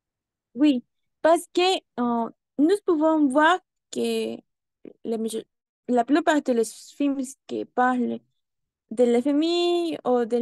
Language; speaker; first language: French; non-native, learner; Spanish